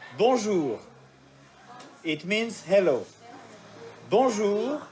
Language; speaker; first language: French; native; French